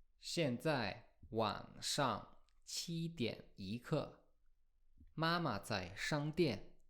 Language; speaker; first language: Chinese; non-native, fluent; Polish